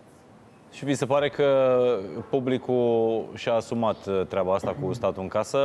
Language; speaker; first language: Romanian; native; Romanian